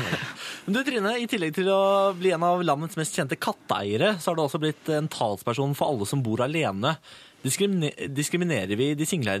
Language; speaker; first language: Norwegian; native; Norwegian